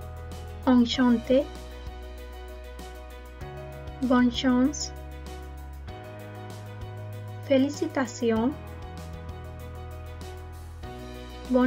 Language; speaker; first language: French; non-native, fluent; Sinhala